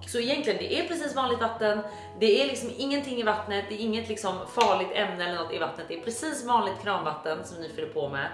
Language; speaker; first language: Swedish; native; Swedish